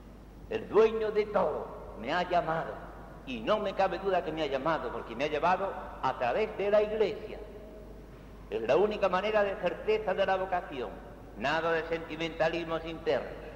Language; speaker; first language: Spanish; native; Spanish